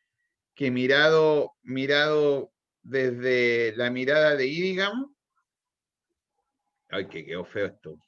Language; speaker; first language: Spanish; native; Spanish